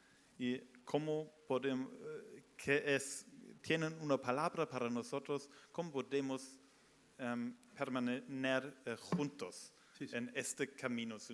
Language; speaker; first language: Spanish; non-native, fluent; German